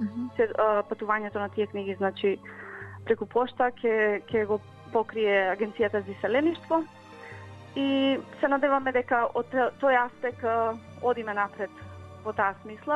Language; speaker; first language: Macedonian; native; Macedonian